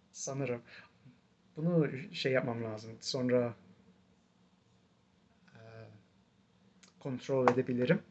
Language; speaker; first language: Turkish; non-native, fluent; English